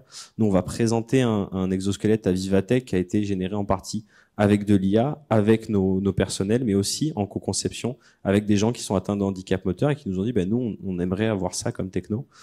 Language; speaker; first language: French; native; French